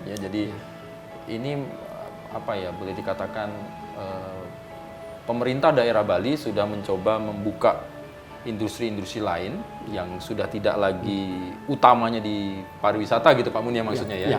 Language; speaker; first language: Indonesian; native; Indonesian